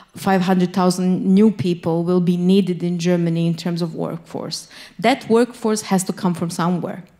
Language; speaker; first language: English; non-native, fluent; Bosnian